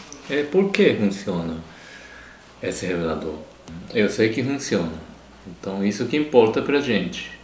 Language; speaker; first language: Portuguese; non-native, fluent; Japanese